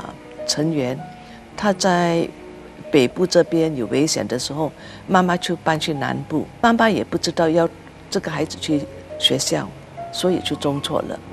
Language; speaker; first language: Chinese; early bilingual, heritage; Chinese